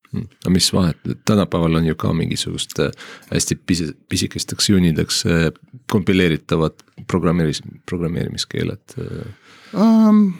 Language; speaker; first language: Estonian; non-native, local second language; Russian